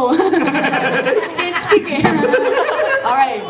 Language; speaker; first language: English; non-native, local second language; Filipino